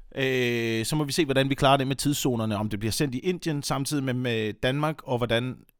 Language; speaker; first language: Danish; native; Danish